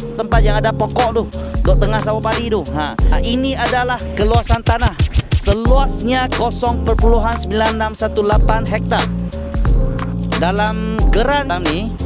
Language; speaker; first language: Malay; non-native, local second language; Chinese